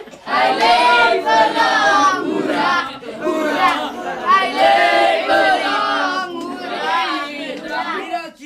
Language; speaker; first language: Dutch; non-native, learner; Spanish